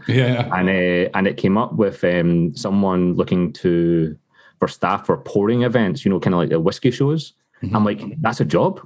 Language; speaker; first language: English; native; English